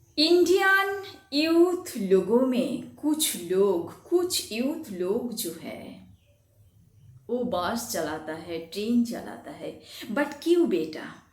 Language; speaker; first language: Hindi; non-native, local second language; Bangla